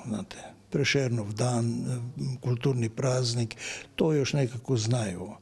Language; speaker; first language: Croatian; native; Croatian